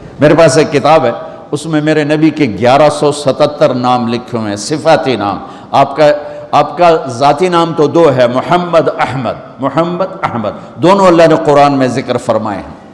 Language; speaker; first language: Urdu; non-native, local second language; Punjabi